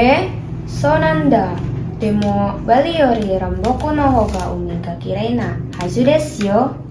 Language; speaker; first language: Japanese; non-native, learner; Indonesian